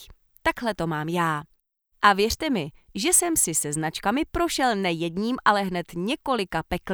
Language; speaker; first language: Czech; native; Czech